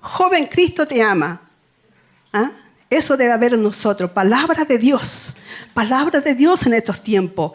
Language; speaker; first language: Spanish; native; Spanish